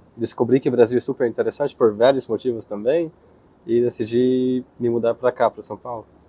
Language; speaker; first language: Portuguese; non-native, fluent; Hebrew